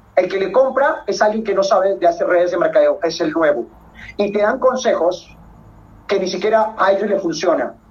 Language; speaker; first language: Spanish; native; Spanish